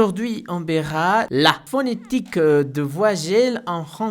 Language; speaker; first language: French; non-native, fluent; Spanish